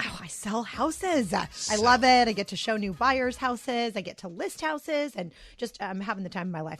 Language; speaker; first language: English; native; English